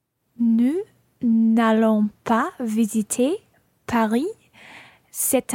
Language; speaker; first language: French; non-native, learner; English